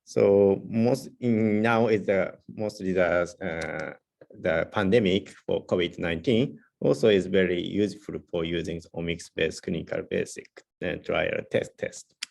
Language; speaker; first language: English; non-native, learner; Japanese